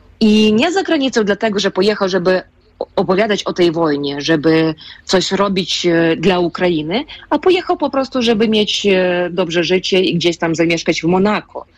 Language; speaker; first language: Polish; non-native, fluent; Ukrainian